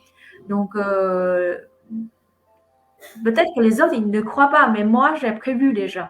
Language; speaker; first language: French; non-native, fluent; Vietnamese